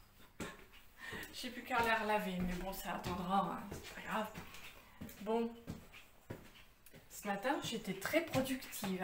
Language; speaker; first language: French; native; French